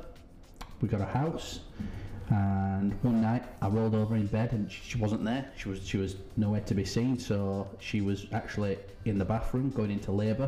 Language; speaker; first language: English; native; English